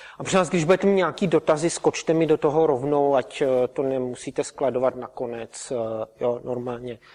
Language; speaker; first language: Czech; native; Czech